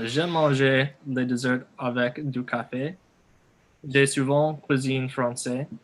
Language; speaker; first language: French; non-native, learner; English